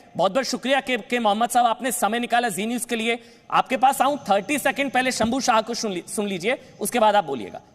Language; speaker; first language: Hindi; native; Hindi